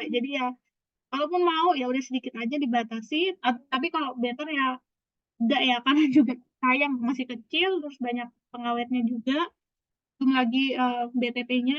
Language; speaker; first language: Indonesian; native; Indonesian